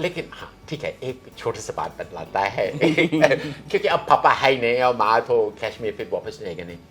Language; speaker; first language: Hindi; non-native, fluent; English